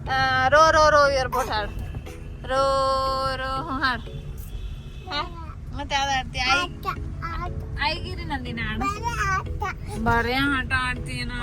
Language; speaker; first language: Kannada; native; Kannada